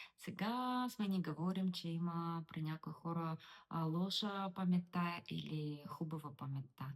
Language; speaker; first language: Bulgarian; non-native, learner; Russian